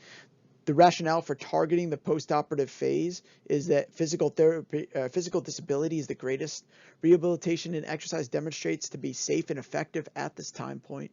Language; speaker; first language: English; native; English